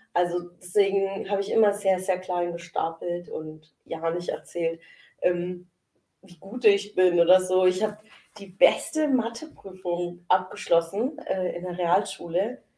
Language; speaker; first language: German; early bilingual, other home language; Italian